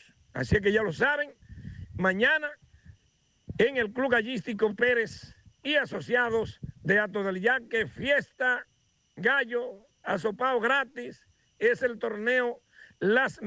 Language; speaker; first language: Spanish; native; Spanish